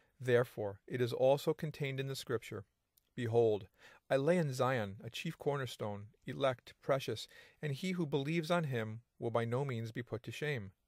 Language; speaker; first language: English; native; English